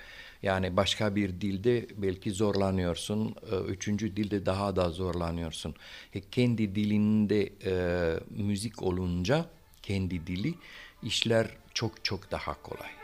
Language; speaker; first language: Turkish; non-native, fluent; Romanian